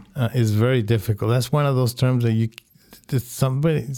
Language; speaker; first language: English; non-native, fluent; Spanish